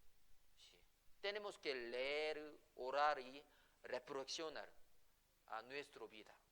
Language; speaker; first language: Spanish; non-native, fluent; Korean